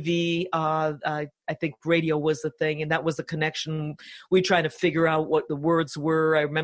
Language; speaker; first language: English; early bilingual, other home language; Finnish